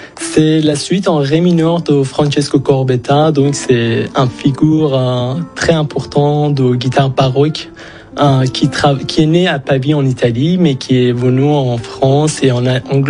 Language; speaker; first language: French; non-native, fluent; Persian